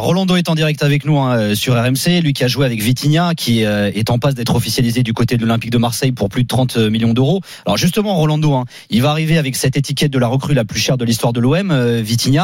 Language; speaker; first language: French; native; French